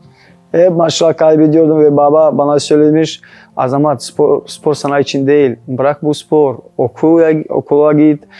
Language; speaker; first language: Turkish; non-native, learner; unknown